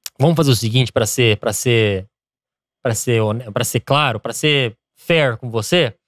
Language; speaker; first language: Portuguese; early bilingual, other home language; English